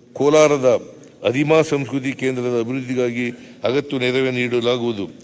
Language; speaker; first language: Kannada; native; Kannada